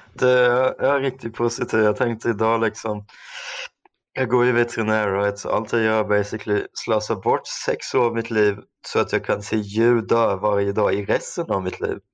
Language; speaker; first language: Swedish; non-native, fluent; German